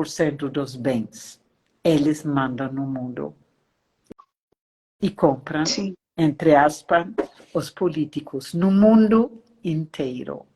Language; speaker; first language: Portuguese; non-native, fluent; German